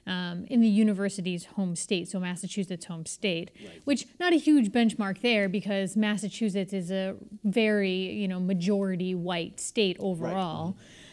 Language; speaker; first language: English; native; English